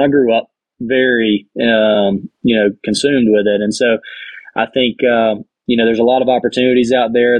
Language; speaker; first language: English; native; English